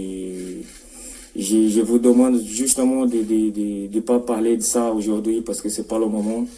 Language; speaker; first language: French; non-native, fluent; Portuguese